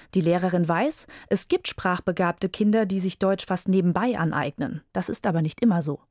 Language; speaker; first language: German; native; German